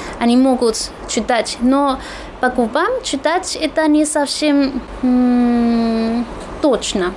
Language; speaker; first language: Russian; non-native, fluent; Chinese